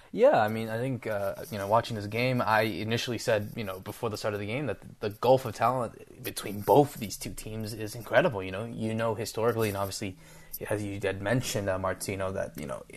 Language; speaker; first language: English; early bilingual, other home language; Spanish